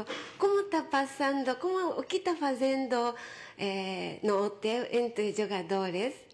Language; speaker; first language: Portuguese; non-native, fluent; Japanese